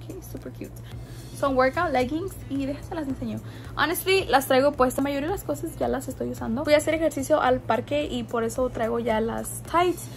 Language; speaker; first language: Spanish; early bilingual, heritage; Spanish